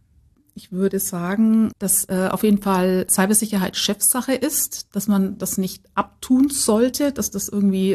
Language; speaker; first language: German; native; German